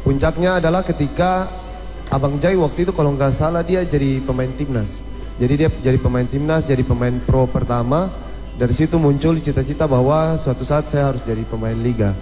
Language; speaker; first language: Indonesian; native; Indonesian